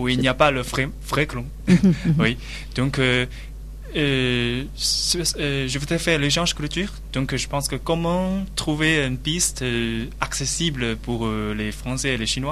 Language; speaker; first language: French; non-native, learner; Chinese